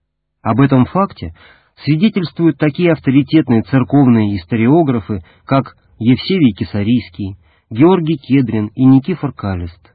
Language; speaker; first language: Russian; native; Russian